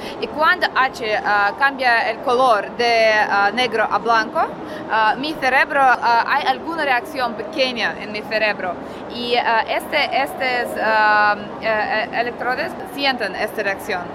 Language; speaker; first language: Spanish; non-native, learner; Russian